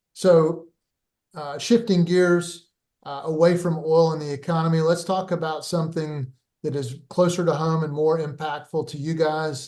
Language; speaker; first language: English; native; English